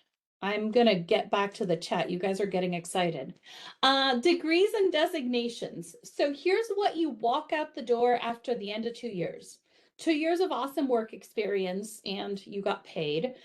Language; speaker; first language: English; native; English